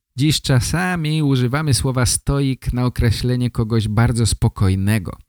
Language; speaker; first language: Polish; native; Polish